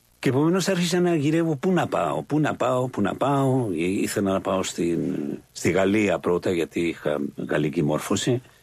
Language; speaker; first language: Greek; non-native, fluent; Spanish